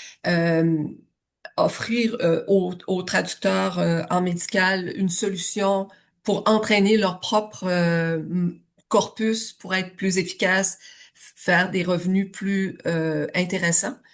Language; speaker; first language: French; native; French